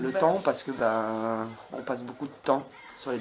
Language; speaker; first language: French; native; French